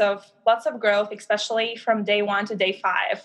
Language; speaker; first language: English; non-native, fluent; Albanian